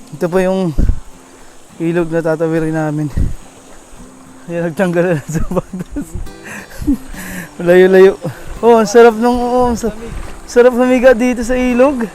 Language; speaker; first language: Filipino; native; Filipino